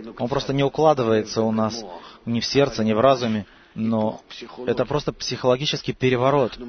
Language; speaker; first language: Russian; native; Russian